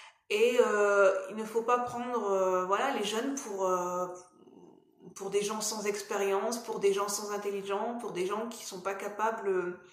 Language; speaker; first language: French; native; French